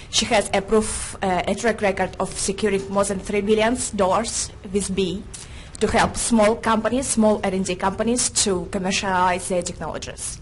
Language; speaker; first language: English; non-native, fluent; Russian